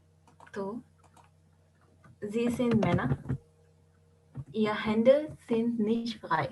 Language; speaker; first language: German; non-native, fluent; Urdu